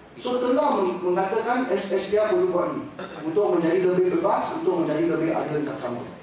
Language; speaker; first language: Malay; non-native, local second language; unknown